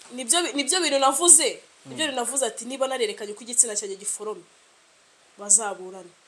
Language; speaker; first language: Kinyarwanda; native; Kinyarwanda